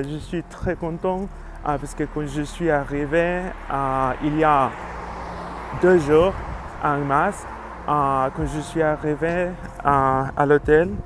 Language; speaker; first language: French; non-native, learner; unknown